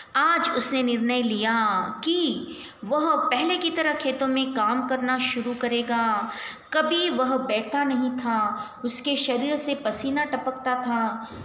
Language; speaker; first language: Hindi; non-native, local second language; Kannada